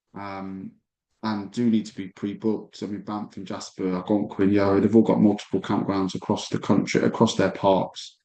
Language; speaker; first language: English; native; English